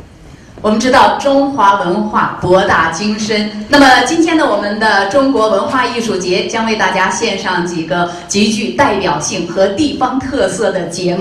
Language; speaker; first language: Chinese; native; Chinese